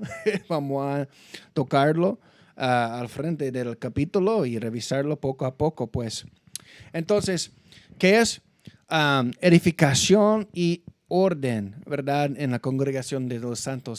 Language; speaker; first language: Spanish; non-native, fluent; English